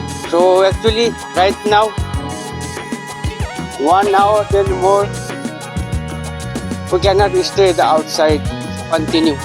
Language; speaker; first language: English; non-native, learner; Nepali